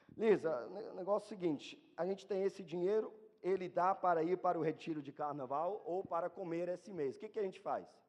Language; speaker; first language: Portuguese; non-native, fluent; German